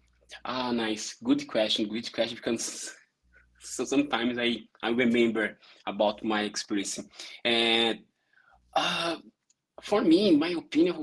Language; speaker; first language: English; non-native, learner; Portuguese